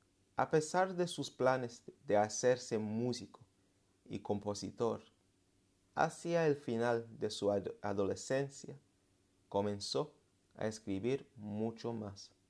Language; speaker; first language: Spanish; non-native, fluent; English